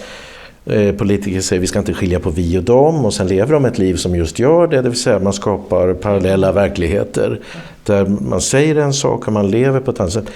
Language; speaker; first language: Swedish; native; Swedish